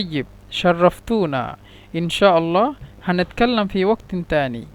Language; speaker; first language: Arabic; non-native, fluent; Bangla